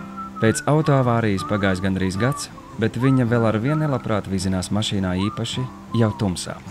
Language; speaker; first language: Latvian; native; Latvian